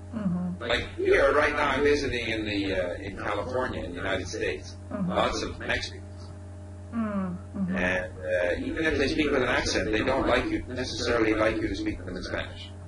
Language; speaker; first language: English; non-native, fluent; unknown